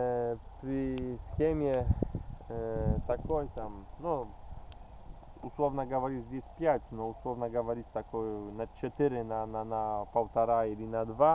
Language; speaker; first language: Russian; non-native, fluent; Polish